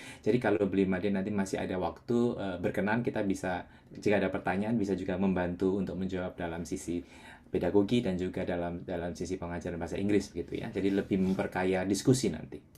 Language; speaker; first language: Indonesian; non-native, local second language; Javanese